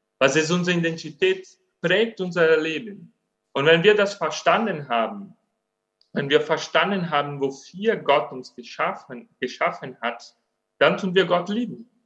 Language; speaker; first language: German; non-native, fluent; Portuguese